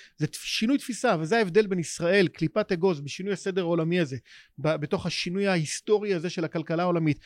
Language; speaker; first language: Hebrew; native; Hebrew